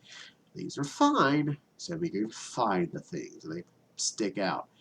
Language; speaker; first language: English; native; English